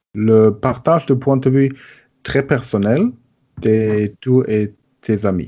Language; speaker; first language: French; non-native, learner; German